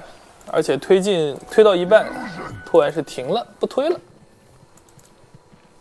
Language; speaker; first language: Chinese; native; Chinese